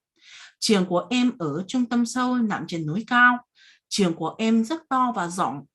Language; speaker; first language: Vietnamese; non-native, fluent; Korean